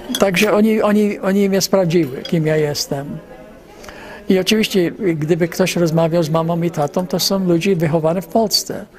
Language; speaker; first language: Polish; early bilingual, heritage; Polish